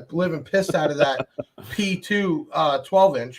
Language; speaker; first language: English; native; English